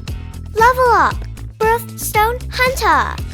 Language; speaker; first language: English; early bilingual, heritage; English